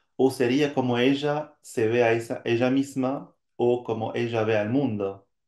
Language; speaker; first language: Spanish; non-native, fluent; French